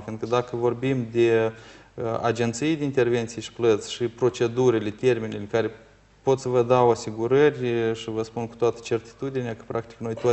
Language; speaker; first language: Romanian; native; Romanian